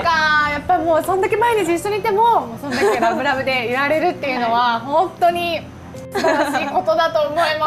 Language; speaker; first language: Japanese; native; Japanese